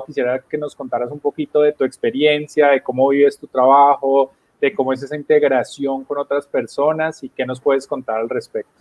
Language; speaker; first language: Spanish; native; Spanish